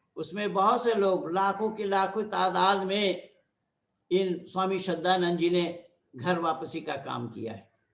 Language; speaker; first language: Hindi; non-native, local second language; Bangla